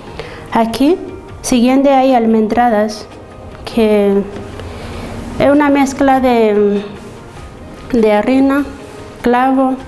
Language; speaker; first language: Spanish; non-native, fluent; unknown